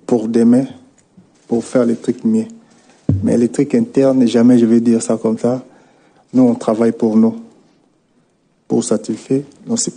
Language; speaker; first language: French; non-native, local second language; Lingala